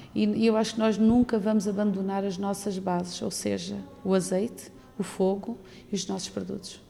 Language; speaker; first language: Portuguese; native; Portuguese